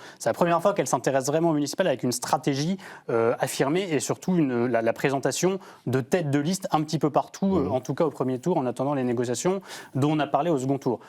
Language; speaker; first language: French; native; French